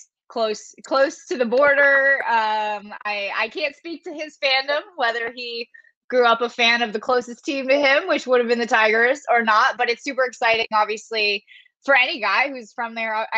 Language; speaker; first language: English; native; English